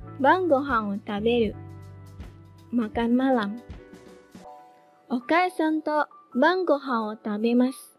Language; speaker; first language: Japanese; non-native, fluent; Indonesian